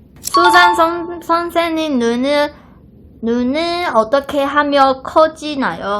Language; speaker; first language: Korean; non-native, learner; Chinese